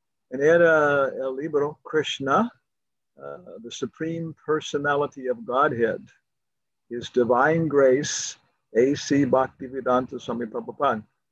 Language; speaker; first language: English; native; English